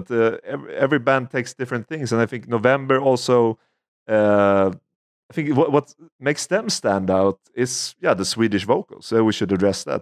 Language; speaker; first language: English; non-native, fluent; Swedish